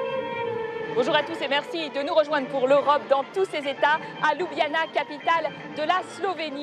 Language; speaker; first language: French; native; French